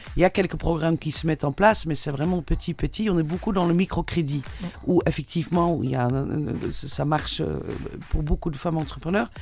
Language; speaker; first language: French; non-native, fluent; Dutch